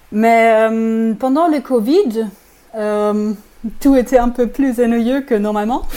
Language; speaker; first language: French; non-native, learner; German